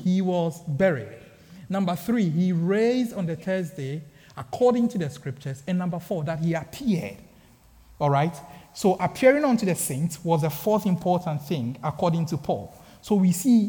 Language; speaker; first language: English; non-native, local second language; Akan